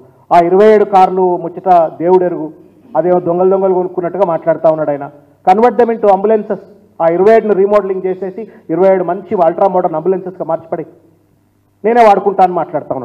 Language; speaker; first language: Telugu; native; Telugu